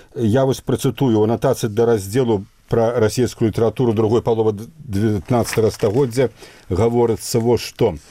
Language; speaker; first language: Belarusian; native; Belarusian